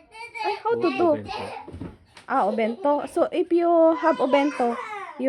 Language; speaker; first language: English; non-native, learner; Filipino